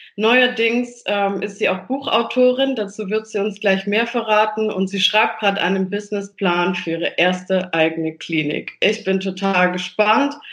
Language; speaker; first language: German; early bilingual, other home language; Italian